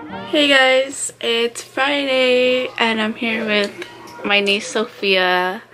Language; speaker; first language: English; early bilingual, other home language; Spanish